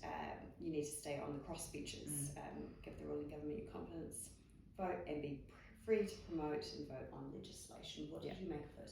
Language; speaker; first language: English; native; English